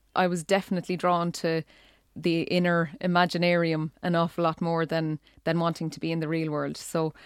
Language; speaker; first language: English; native; English